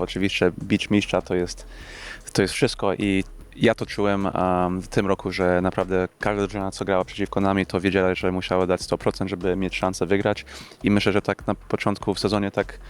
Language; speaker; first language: Polish; early bilingual, heritage; English